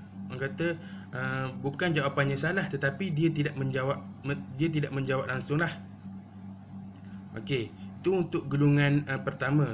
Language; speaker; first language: Malay; native; Malay